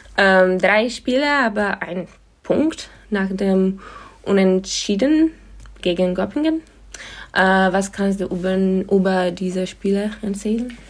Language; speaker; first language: German; non-native, fluent; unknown